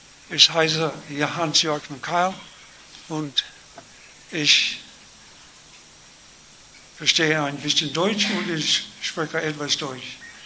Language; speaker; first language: German; non-native, learner; Samoan